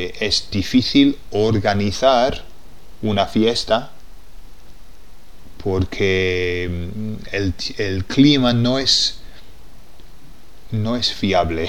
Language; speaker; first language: Spanish; non-native, fluent; English